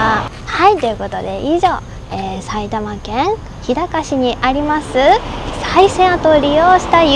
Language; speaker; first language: Japanese; native; Japanese